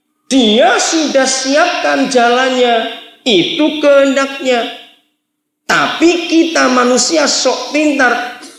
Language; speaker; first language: Indonesian; native; Indonesian